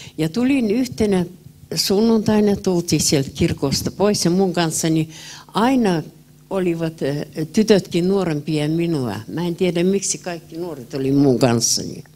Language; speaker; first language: Finnish; early bilingual, heritage; Finnish